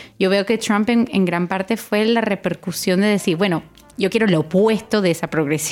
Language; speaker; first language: Spanish; early bilingual, heritage; Spanish